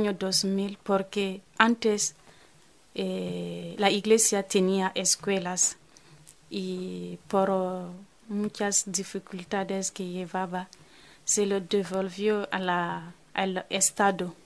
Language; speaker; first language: Spanish; non-native, fluent; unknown